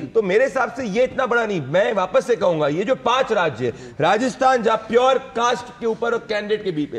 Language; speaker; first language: Hindi; native; Hindi